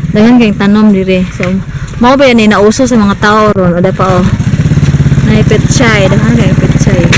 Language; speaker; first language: Cebuano; native; Cebuano